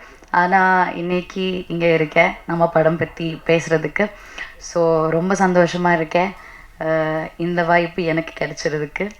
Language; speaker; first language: Tamil; non-native, learner; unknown